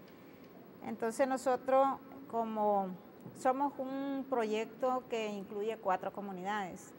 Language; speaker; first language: Spanish; native; Spanish